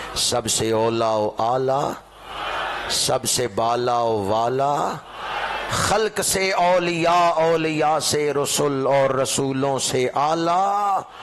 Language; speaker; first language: Urdu; non-native, local second language; Punjabi